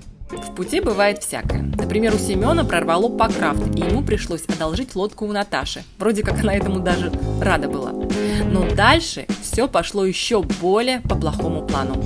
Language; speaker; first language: Russian; native; Russian